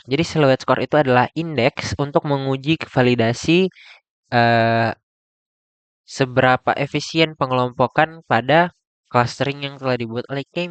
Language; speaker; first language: Indonesian; native; Indonesian